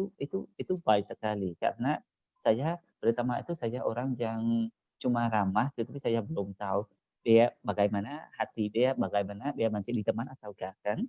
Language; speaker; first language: Indonesian; non-native, learner; Khmer